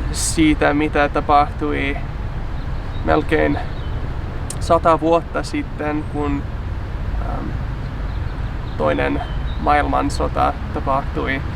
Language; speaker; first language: Finnish; non-native, learner; English